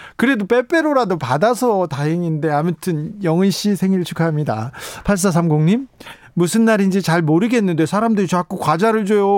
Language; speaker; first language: Korean; native; Korean